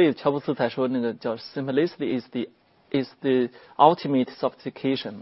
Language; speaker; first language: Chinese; native; Chinese